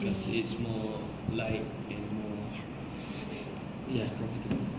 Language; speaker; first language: English; non-native, local second language; Malay